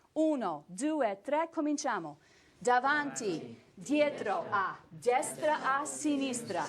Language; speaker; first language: Italian; non-native, fluent; English